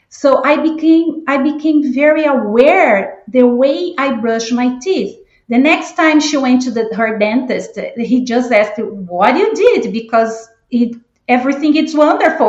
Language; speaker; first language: English; non-native, fluent; Portuguese